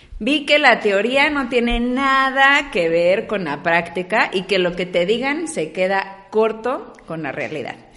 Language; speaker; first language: Spanish; native; Spanish